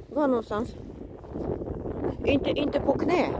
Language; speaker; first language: Swedish; non-native, fluent; Japanese